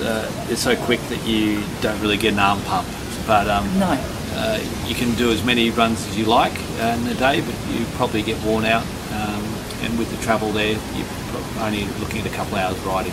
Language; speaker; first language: English; native; English